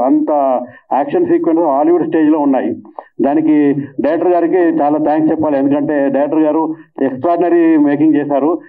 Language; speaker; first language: Telugu; native; Telugu